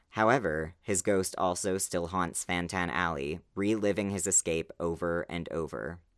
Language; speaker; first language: English; native; English